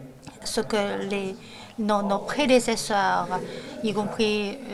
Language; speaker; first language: French; non-native, fluent; Chinese